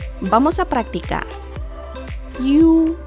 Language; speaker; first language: Spanish; non-native, fluent; Chinese